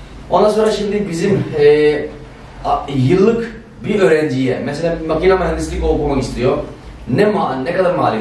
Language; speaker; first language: Turkish; non-native, fluent; Urdu